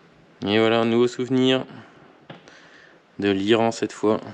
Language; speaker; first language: French; native; French